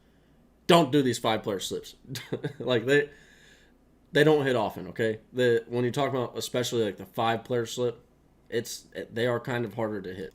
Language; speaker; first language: English; native; English